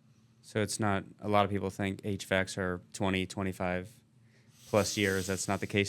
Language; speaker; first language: English; native; English